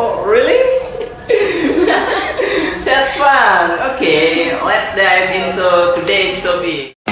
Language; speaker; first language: English; non-native, learner; Indonesian